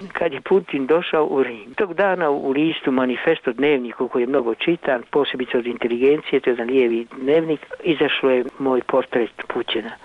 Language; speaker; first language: Croatian; native; Croatian